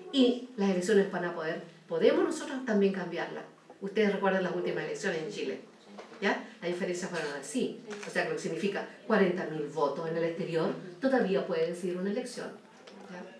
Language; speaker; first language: Spanish; native; Spanish